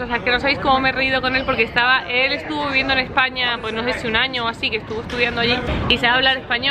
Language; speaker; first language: Spanish; native; Spanish